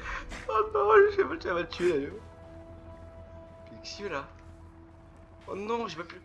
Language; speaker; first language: French; native; French